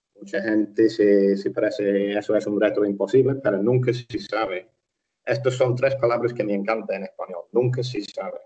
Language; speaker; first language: Spanish; non-native, fluent; English